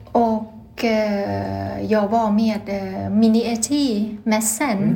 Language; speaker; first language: Swedish; non-native, learner; Thai